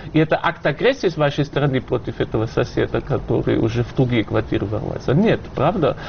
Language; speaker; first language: Russian; non-native, fluent; German